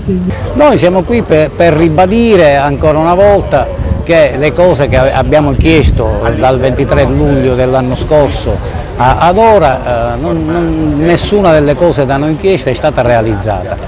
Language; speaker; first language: Italian; native; Italian